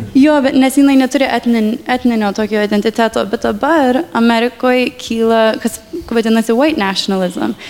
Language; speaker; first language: Lithuanian; early bilingual, heritage; Lithuanian